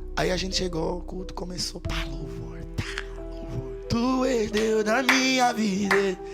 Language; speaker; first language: Portuguese; native; Portuguese